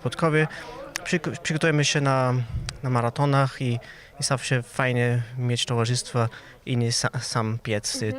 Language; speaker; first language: Polish; non-native, learner; German